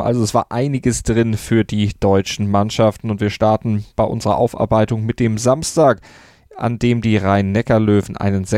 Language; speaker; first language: German; native; German